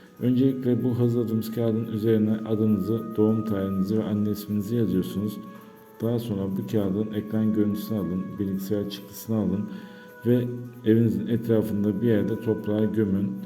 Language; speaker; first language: Turkish; native; Turkish